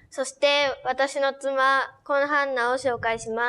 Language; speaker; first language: Japanese; early bilingual, other home language; Korean